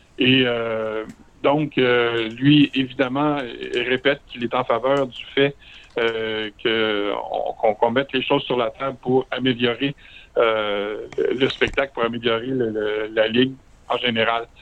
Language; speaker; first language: French; native; French